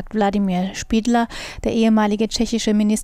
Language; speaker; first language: German; native; German